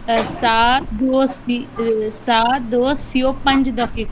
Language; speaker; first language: Persian; non-native, learner; Urdu